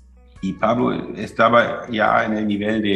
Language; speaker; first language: Spanish; non-native, fluent; German